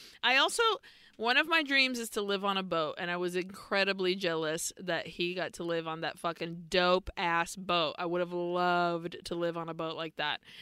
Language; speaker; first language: English; early bilingual, other home language; Spanish